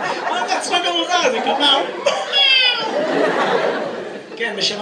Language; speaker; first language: Hebrew; native; Hebrew